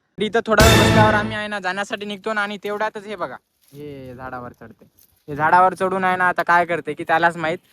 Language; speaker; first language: Marathi; non-native, local second language; Lambadi